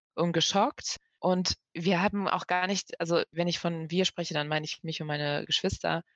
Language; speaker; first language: German; early bilingual, other home language; Persian